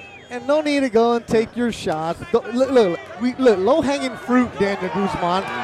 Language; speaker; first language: English; early bilingual, other home language; Spanish